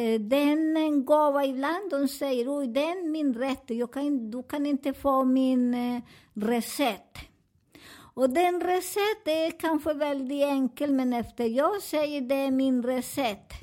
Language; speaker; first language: Swedish; non-native, learner; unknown